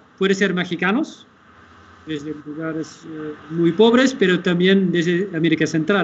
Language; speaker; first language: Spanish; non-native, fluent; Dutch